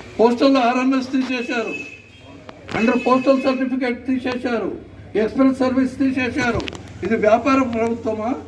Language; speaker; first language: Telugu; native; Telugu